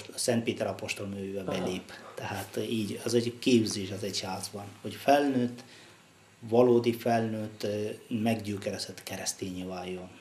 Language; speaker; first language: Hungarian; non-native, fluent; Malayalam